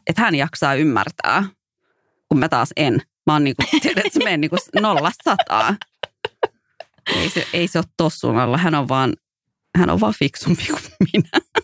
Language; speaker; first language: Finnish; early bilingual, other home language; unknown